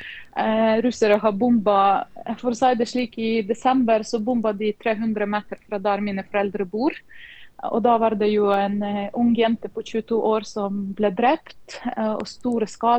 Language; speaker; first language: Norwegian; non-native, fluent; Ukrainian